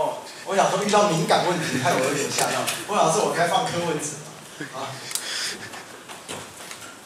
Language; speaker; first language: Chinese; native; Chinese